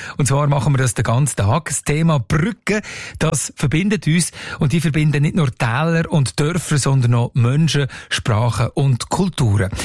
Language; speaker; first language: German; native; German